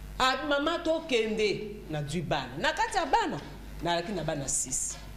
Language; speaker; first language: Lingala; non-native, local second language; Luba-Lulua